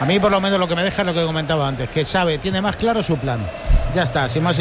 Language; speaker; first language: Spanish; native; Spanish